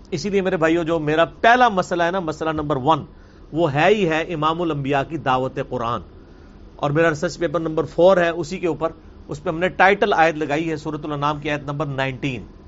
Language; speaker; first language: Urdu; non-native, local second language; Punjabi